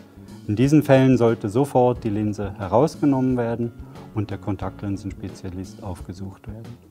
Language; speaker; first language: German; native; German